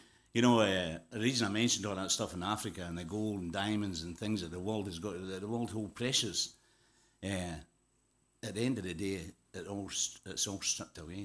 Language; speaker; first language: English; native; English